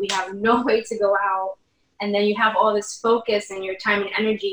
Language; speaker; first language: English; native; English